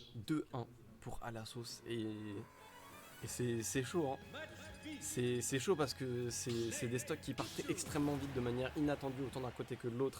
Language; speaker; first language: French; native; French